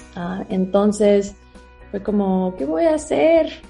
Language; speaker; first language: Spanish; non-native, fluent; English